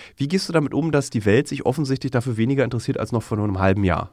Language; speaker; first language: German; native; German